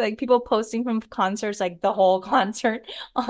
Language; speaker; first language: English; native; English